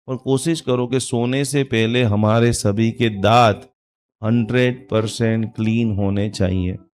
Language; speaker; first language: Hindi; non-native, local second language; Gujarati